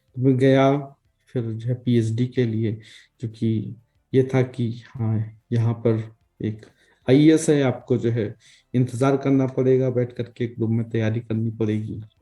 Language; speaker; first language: Hindi; native; Hindi